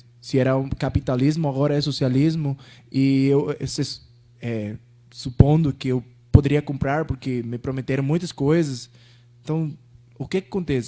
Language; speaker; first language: Portuguese; non-native, fluent; Spanish